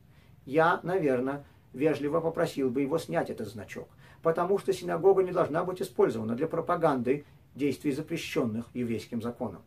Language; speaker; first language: Russian; native; Russian